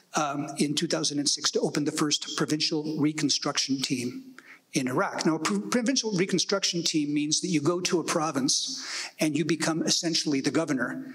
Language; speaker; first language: English; native; English